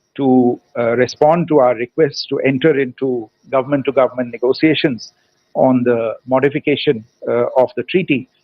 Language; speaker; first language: English; non-native, local second language; Hindi